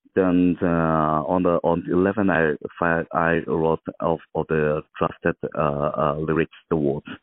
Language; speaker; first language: English; non-native, local second language; Mizo